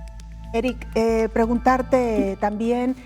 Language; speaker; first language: Spanish; native; Spanish